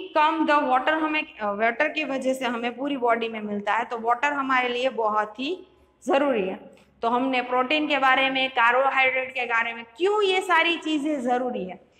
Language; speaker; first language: Hindi; non-native, local second language; Gujarati